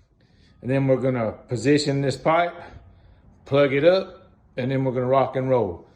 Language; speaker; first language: English; native; English